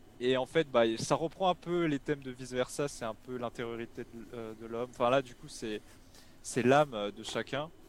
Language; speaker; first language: French; native; French